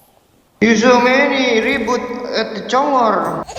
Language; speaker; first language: English; non-native, learner; Indonesian